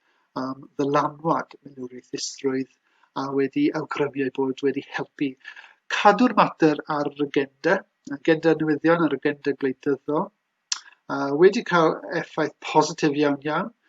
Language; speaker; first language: Welsh; native; Welsh